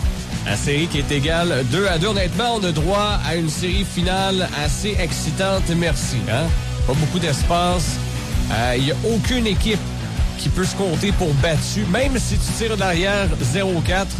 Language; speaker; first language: French; native; French